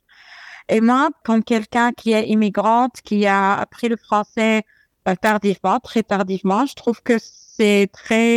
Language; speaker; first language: French; non-native, fluent; Arabic